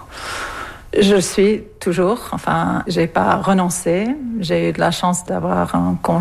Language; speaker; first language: French; non-native, fluent; English